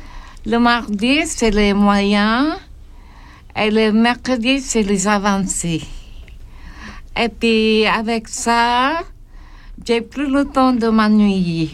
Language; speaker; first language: French; non-native, learner; Filipino